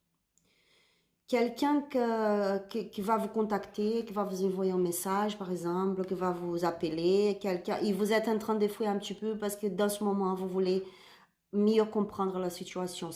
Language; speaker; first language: French; non-native, learner; Spanish